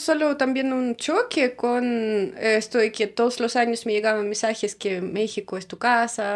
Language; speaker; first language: Spanish; non-native, fluent; Russian